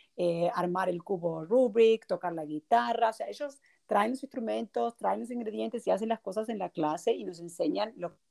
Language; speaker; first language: Spanish; native; Spanish